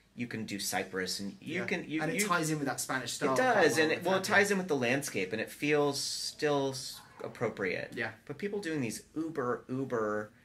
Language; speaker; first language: English; native; English